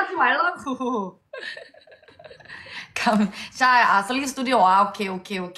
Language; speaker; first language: Korean; non-native, fluent; Thai